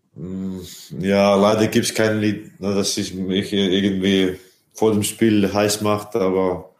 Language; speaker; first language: German; non-native, fluent; Latvian